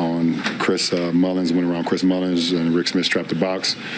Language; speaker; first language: English; native; English